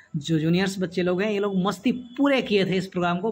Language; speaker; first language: Hindi; native; Hindi